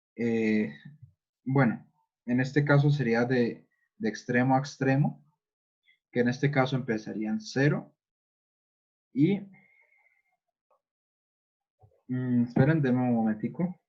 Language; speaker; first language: Spanish; native; Spanish